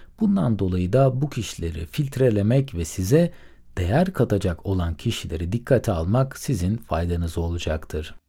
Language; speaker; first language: Turkish; native; Turkish